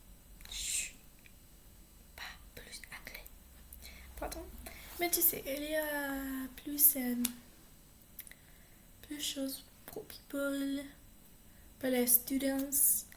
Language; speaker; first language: French; non-native, learner; English